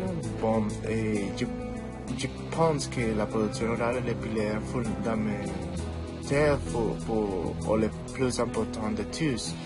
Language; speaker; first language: French; non-native, learner; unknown